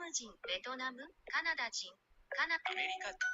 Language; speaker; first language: Japanese; non-native, learner; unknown